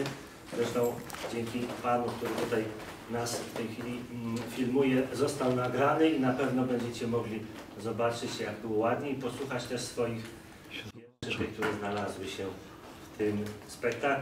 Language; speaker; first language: Polish; native; Polish